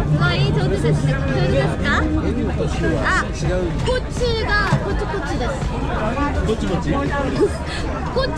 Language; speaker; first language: Japanese; non-native, learner; Korean